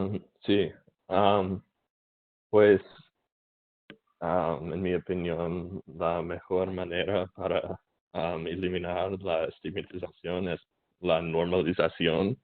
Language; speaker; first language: Spanish; non-native, learner; English